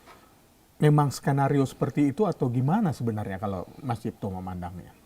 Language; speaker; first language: Indonesian; native; Indonesian